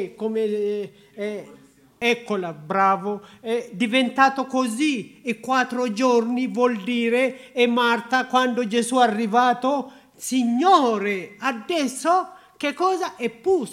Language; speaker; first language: Italian; non-native, learner; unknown